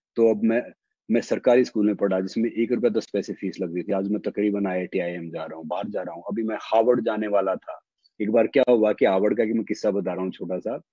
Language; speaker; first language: Hindi; native; Hindi